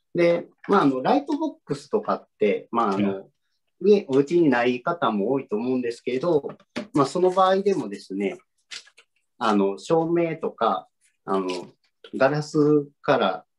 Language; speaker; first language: Japanese; native; Japanese